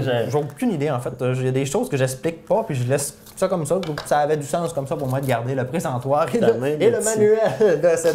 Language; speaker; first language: French; native; French